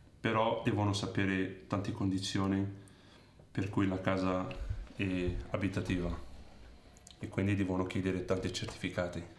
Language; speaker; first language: Italian; non-native, fluent; Arabic